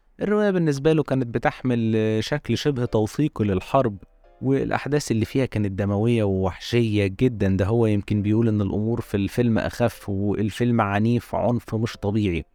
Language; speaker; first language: Arabic; native; Arabic